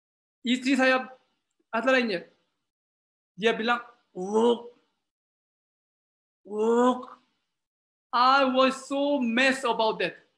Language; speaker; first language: Indonesian; non-native, learner; Korean